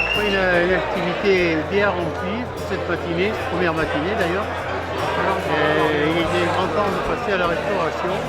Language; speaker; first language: French; native; French